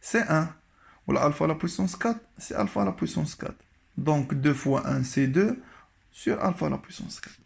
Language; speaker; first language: French; non-native, local second language; Arabic